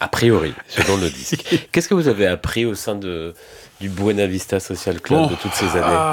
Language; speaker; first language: French; native; French